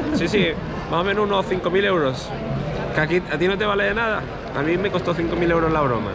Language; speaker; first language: Spanish; native; Spanish